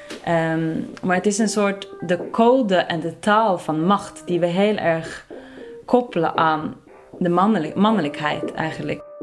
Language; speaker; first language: Dutch; non-native, fluent; Norwegian